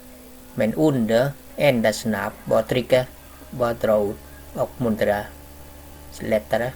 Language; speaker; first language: Swedish; non-native, learner; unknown